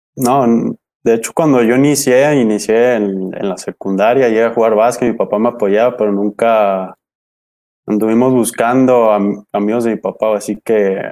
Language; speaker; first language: Spanish; native; Spanish